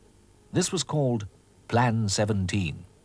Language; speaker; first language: English; native; English